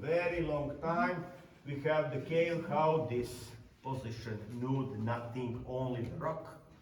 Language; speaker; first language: English; non-native, learner; Croatian